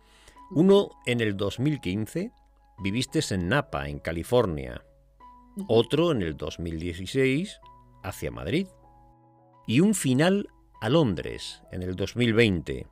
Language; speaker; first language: Spanish; native; Spanish